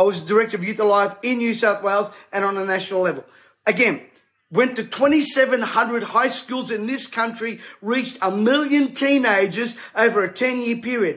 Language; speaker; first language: English; native; English